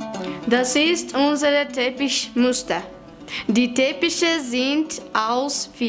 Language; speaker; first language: German; non-native, learner; Kyrgyz